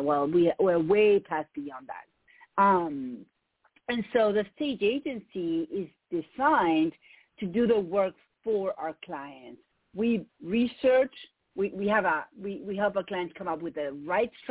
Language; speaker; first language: English; non-native, fluent; Spanish